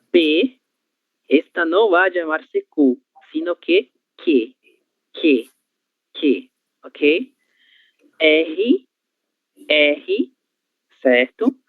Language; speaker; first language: Spanish; non-native, learner; Portuguese